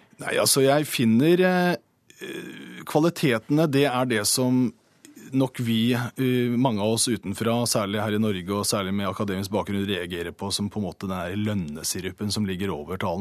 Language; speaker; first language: Norwegian; native; Norwegian